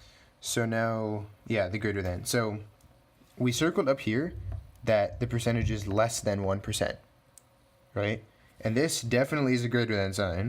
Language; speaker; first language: English; native; English